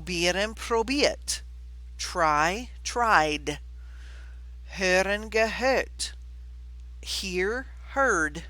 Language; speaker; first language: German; non-native, fluent; English